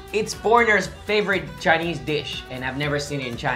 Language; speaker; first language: English; native; English